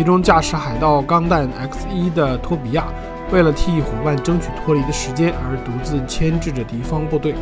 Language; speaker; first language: Chinese; native; Chinese